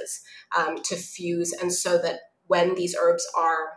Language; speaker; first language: English; non-native, local second language; Cantonese